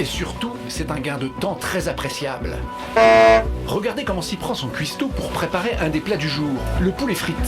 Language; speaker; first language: French; native; French